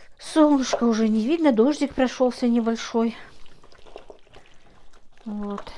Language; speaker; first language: Russian; non-native, local second language; Chechen